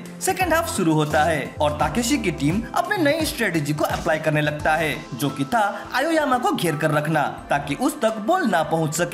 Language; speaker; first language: Hindi; native; Hindi